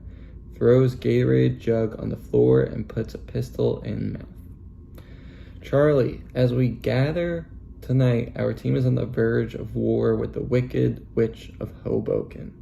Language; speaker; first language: English; native; English